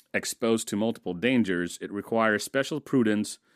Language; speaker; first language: English; early bilingual, other home language; Russian